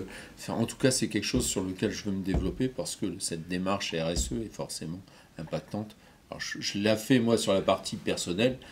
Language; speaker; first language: French; native; French